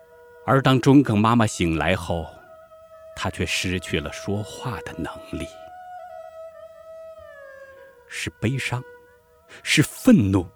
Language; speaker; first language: Chinese; native; Chinese